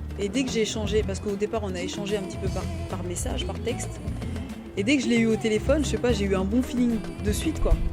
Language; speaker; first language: French; early bilingual, other home language; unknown